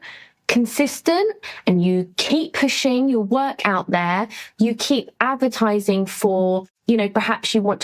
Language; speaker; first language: English; native; English